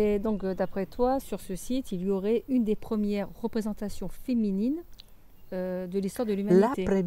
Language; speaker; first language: French; native; French